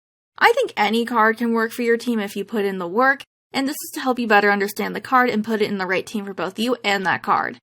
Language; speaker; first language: English; native; English